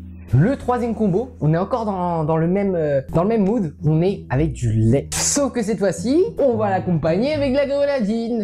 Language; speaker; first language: French; native; French